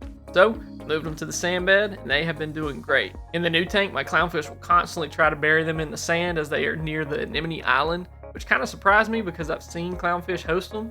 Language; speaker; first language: English; native; English